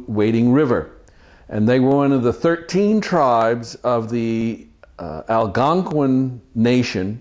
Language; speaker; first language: English; native; English